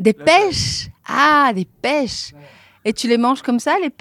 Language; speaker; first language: French; native; French